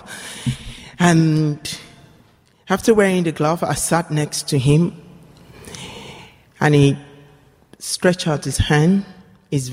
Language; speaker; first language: English; non-native, local second language; Yoruba